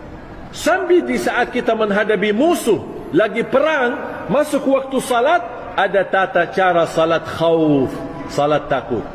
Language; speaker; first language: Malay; non-native, fluent; Arabic